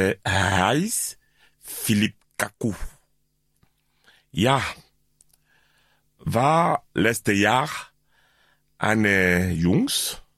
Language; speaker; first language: German; non-native, learner; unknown